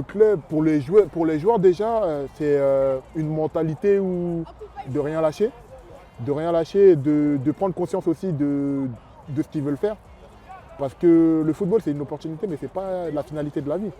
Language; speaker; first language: French; native; French